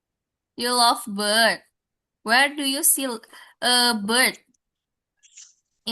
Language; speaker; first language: English; non-native, local second language; Indonesian